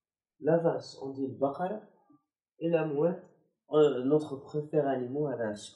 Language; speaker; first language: French; non-native, learner; Arabic